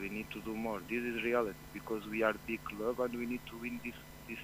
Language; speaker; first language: English; non-native, fluent; Portuguese